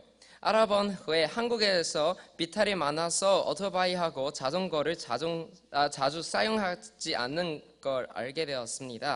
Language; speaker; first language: Korean; non-native, learner; Chinese